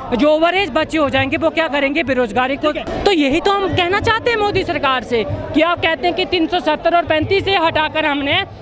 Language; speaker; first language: Hindi; native; Hindi